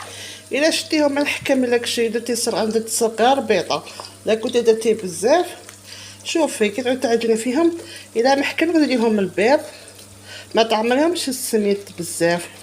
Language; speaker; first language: Arabic; native; Arabic